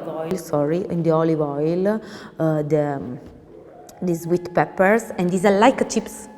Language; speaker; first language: English; non-native, learner; Italian